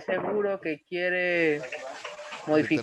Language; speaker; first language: Spanish; native; Spanish